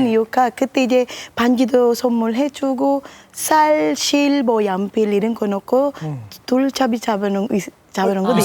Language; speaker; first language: Korean; non-native, fluent; Sinhala